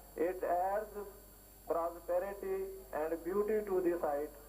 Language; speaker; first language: English; non-native, local second language; Urdu